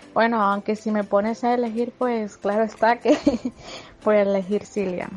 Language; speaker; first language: Spanish; native; Spanish